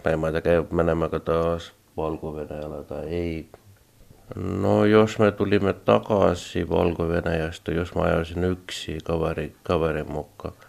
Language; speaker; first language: Finnish; non-native, learner; Estonian